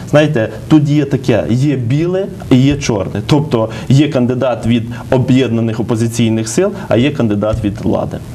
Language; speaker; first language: Ukrainian; native; Ukrainian